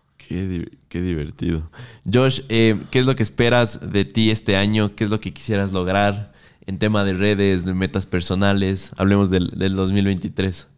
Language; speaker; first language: Spanish; native; Spanish